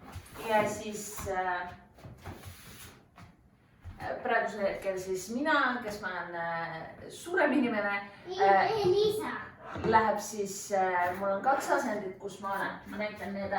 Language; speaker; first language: Estonian; native; Estonian